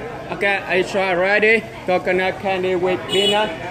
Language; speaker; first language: English; non-native, fluent; Vietnamese